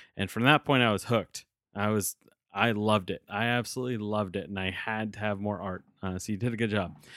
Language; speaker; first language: English; native; English